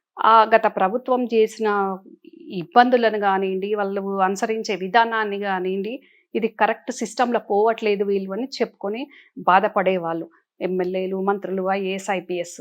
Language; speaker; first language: Telugu; native; Telugu